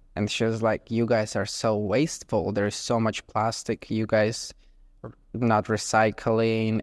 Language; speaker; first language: English; non-native, fluent; Ukrainian